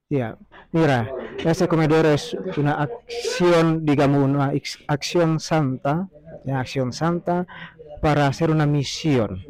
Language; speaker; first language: Spanish; non-native, learner; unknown